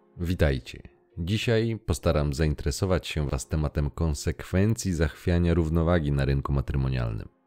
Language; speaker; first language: Polish; native; Polish